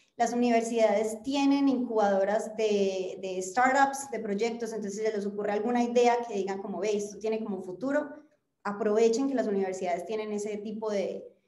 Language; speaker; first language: Spanish; native; Spanish